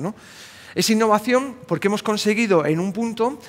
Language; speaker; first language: Spanish; native; Spanish